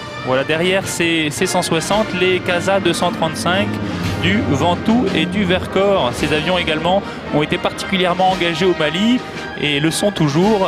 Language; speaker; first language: French; native; French